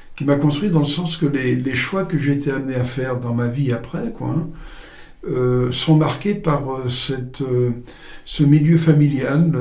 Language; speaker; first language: French; native; French